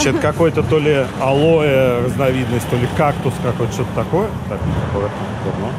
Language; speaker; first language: Russian; native; Russian